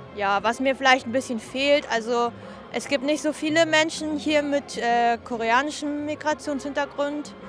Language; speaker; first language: German; early bilingual, other home language; Korean